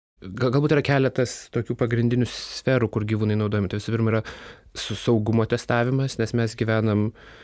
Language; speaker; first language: Lithuanian; native; Lithuanian